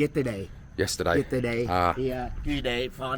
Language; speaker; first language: English; non-native, learner; Vietnamese